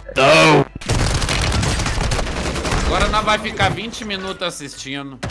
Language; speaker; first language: Portuguese; native; Portuguese